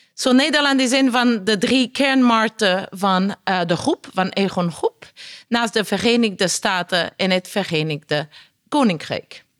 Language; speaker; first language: Dutch; non-native, fluent; Italian